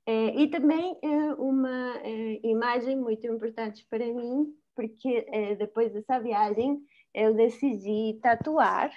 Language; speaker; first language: Portuguese; non-native, fluent; Spanish